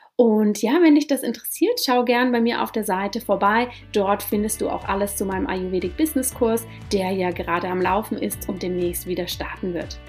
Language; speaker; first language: German; native; German